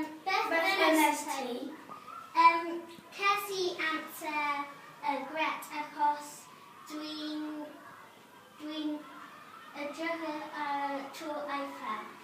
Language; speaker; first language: Welsh; non-native, learner; English